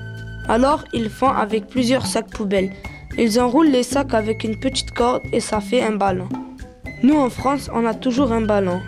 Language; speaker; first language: French; early bilingual, other home language; Arabic